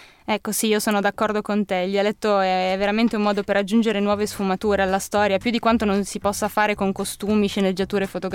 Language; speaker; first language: Italian; native; Italian